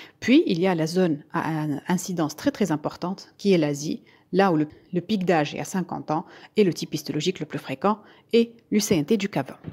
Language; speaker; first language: French; non-native, local second language; Arabic